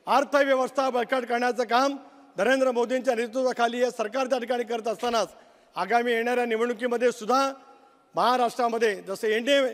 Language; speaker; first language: Marathi; native; Marathi